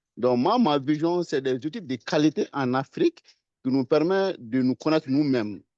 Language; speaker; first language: French; non-native, local second language; Bambara